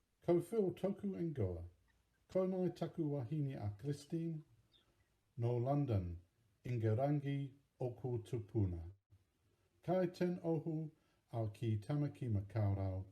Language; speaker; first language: Māori; non-native, learner; English